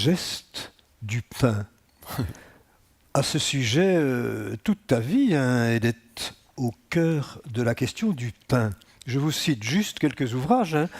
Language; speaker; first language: French; native; French